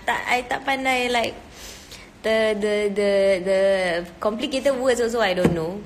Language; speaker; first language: English; non-native, local second language; Malay